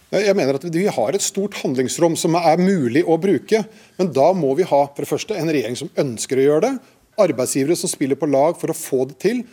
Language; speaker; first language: Norwegian; native; Norwegian